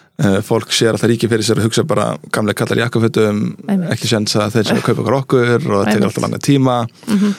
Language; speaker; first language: Icelandic; early bilingual, heritage; Icelandic